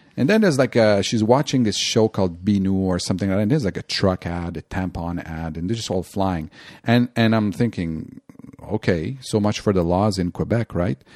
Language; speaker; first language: English; non-native, local second language; French